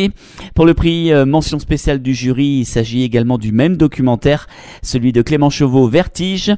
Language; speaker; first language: French; native; French